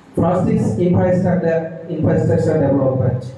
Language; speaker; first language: English; non-native, local second language; Assamese